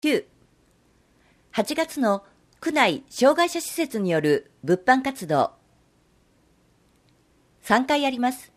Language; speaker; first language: Japanese; native; Japanese